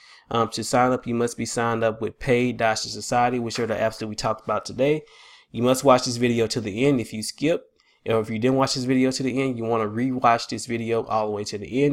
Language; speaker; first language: English; native; English